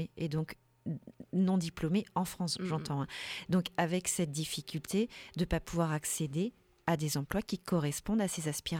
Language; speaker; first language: French; native; French